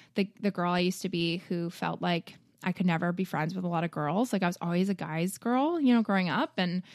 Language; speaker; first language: English; native; English